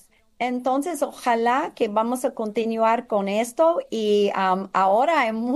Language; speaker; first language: Spanish; non-native, fluent; English